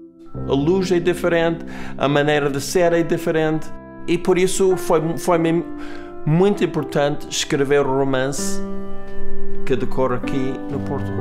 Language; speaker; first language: Portuguese; non-native, fluent; English